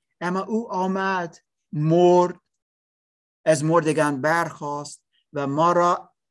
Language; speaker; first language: Persian; non-native, learner; English